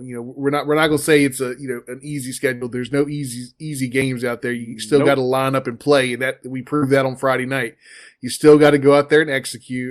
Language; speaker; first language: English; native; English